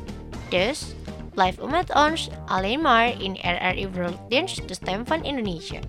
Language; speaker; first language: Dutch; non-native, learner; Indonesian